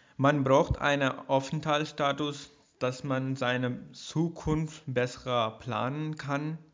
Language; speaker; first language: German; non-native, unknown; Urdu